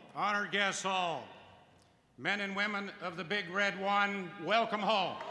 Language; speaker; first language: English; native; English